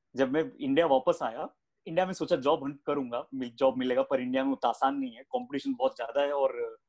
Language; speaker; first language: Hindi; native; Hindi